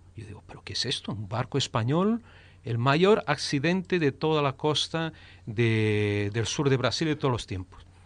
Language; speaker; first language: Spanish; early bilingual, heritage; Spanish